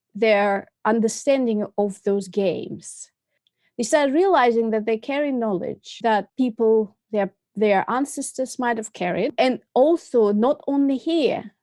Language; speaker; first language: English; non-native, fluent; Russian